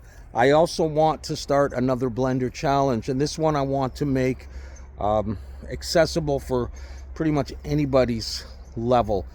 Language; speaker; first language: English; native; English